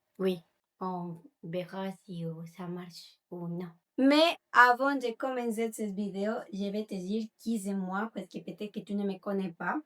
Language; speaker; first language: French; non-native, learner; Spanish